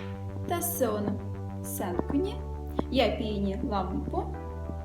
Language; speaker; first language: Finnish; non-native, learner; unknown